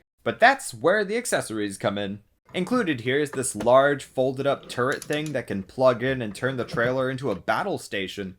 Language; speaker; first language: English; native; English